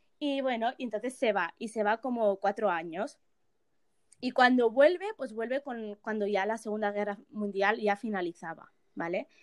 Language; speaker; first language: Spanish; early bilingual, other home language; Arabic